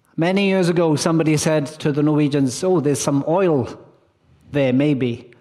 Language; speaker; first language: English; native; English